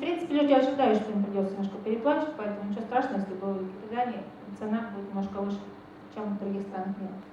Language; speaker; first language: Russian; native; Russian